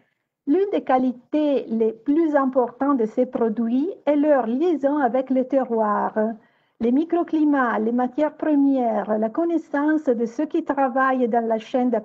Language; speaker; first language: French; non-native, fluent; Italian